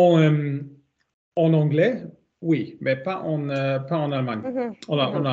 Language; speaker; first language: French; non-native, learner; German